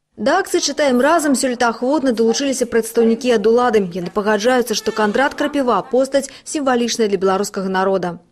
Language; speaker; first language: Belarusian; native; Belarusian